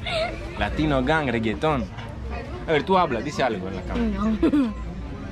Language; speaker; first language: Spanish; non-native, learner; Greek